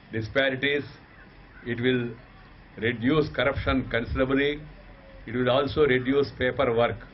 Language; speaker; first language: English; non-native, local second language; Telugu